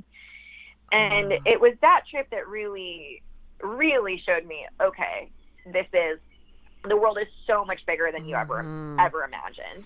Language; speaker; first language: English; native; English